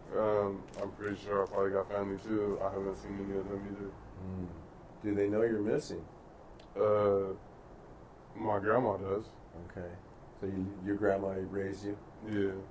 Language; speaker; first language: English; native; English